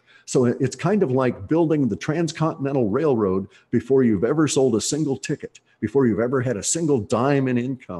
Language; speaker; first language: English; native; English